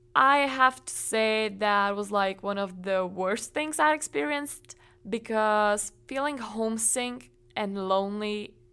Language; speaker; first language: English; non-native, fluent; Czech